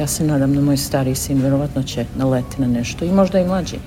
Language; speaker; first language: Serbian; early bilingual, heritage; Serbian